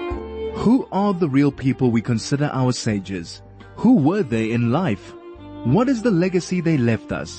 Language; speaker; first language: English; native; English